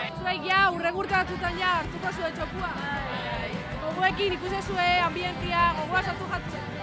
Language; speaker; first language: Basque; native; Basque